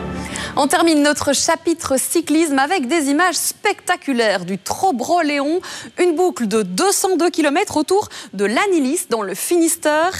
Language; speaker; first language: French; native; French